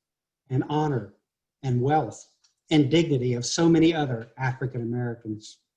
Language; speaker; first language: English; native; English